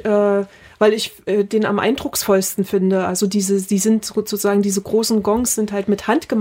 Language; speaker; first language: German; native; German